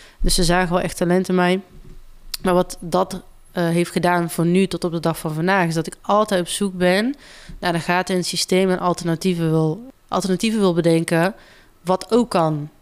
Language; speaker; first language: Dutch; native; Dutch